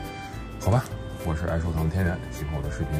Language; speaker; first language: Chinese; native; Chinese